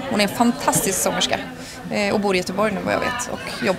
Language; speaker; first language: Swedish; native; Swedish